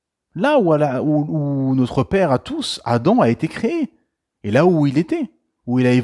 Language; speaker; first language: French; native; French